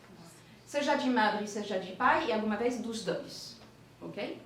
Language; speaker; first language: Portuguese; non-native, fluent; French